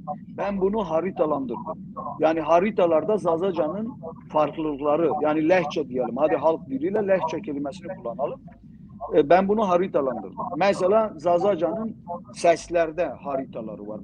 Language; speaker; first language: Turkish; non-native, local second language; Zaza